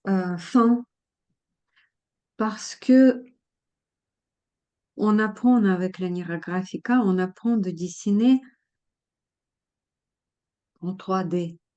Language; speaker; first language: French; non-native, fluent; Russian